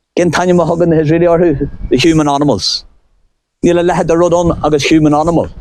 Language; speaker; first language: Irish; non-native, local second language; English